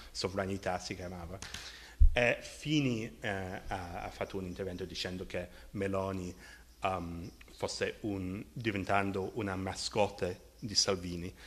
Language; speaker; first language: Italian; non-native, fluent; English